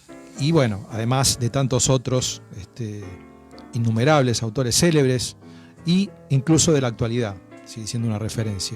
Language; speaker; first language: Spanish; native; Spanish